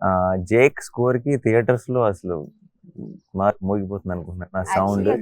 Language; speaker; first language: Telugu; native; Telugu